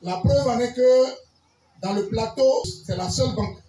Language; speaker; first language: French; non-native, local second language; Yoruba